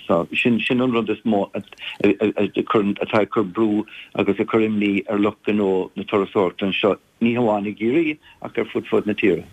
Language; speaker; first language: Irish; non-native, local second language; English